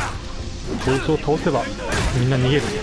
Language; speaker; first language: Japanese; native; Japanese